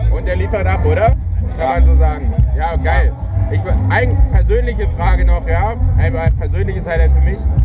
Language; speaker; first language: German; native; German